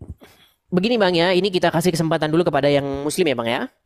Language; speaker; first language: Indonesian; native; Indonesian